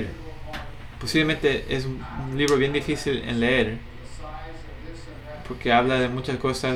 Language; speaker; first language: Spanish; non-native, fluent; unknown